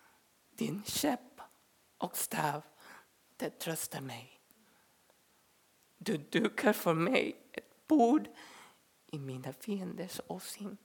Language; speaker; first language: Swedish; non-native, fluent; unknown